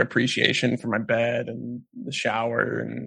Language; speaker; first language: English; native; English